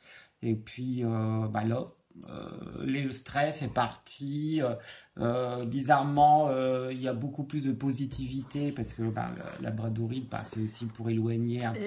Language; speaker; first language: French; native; French